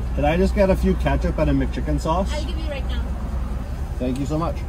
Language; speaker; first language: English; native; English